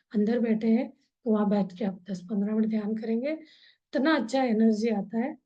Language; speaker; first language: Hindi; non-native, local second language; Kannada